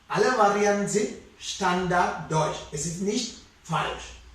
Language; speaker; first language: German; non-native, fluent; Sinhala